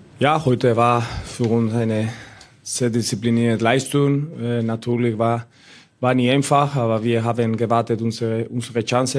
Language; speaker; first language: German; non-native, learner; Spanish